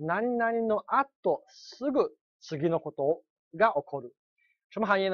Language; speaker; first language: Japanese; non-native, fluent; Chinese